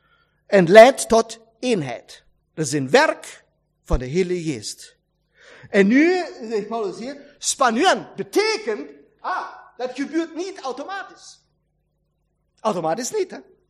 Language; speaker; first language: Dutch; non-native, learner; German